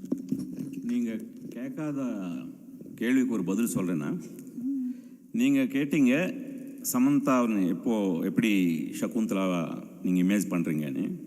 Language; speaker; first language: Tamil; non-native, fluent; Telugu